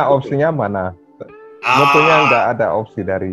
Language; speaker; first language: Indonesian; non-native, fluent; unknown